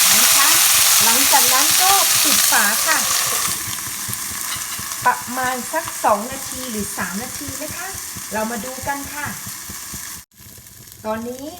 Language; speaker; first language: Thai; native; Thai